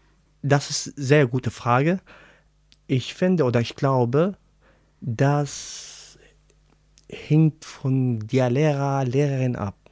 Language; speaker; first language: German; non-native, learner; Arabic